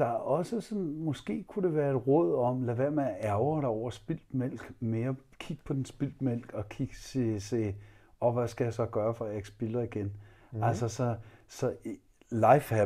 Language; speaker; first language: Danish; native; Danish